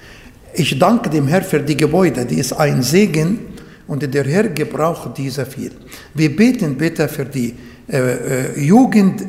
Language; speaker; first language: German; non-native, fluent; Arabic